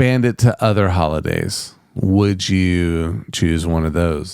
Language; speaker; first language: English; native; English